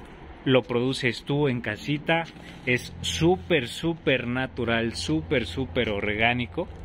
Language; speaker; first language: Spanish; native; Spanish